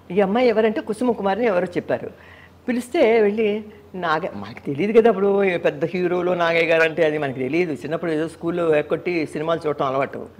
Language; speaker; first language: Telugu; native; Telugu